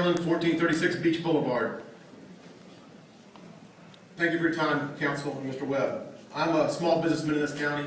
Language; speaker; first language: English; native; English